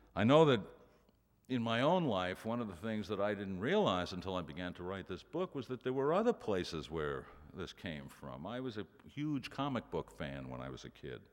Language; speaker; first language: English; native; English